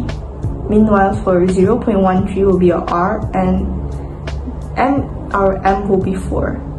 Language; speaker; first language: English; non-native, local second language; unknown